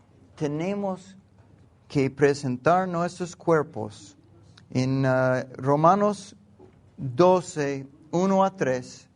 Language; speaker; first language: Spanish; non-native, learner; English